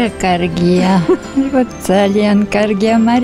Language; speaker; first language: Georgian; non-native, learner; Russian